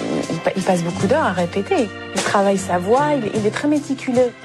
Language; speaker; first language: French; native; French